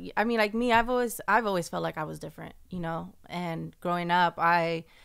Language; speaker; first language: English; native; English